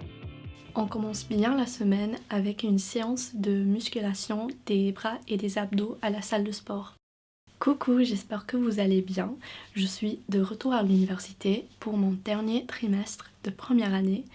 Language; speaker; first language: French; non-native, fluent; English